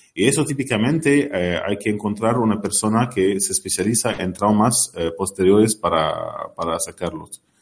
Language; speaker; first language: Spanish; non-native, learner; Arabic